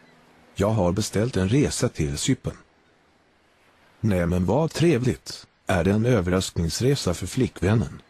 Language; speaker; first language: Swedish; native; Swedish